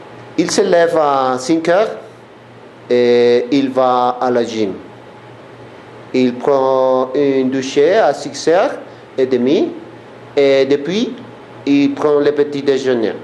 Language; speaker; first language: French; non-native, learner; Spanish